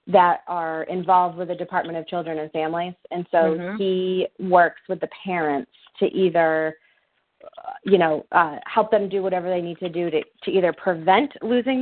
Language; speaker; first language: English; native; English